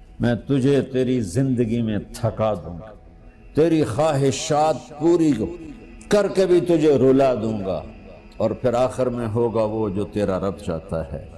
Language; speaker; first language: Urdu; non-native, local second language; Punjabi